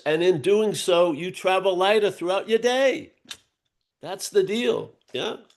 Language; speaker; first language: English; native; English